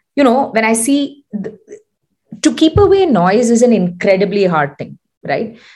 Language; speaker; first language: English; non-native, local second language; Tamil